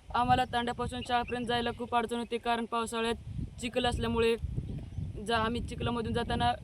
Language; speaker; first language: Marathi; non-native, local second language; Lambadi